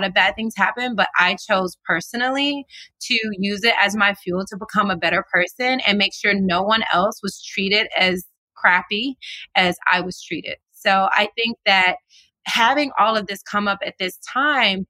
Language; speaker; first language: English; native; English